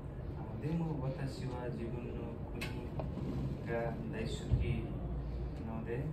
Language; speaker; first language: Japanese; non-native, learner; Nepali